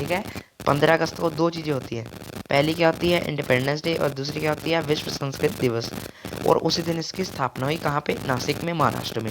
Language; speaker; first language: Hindi; native; Hindi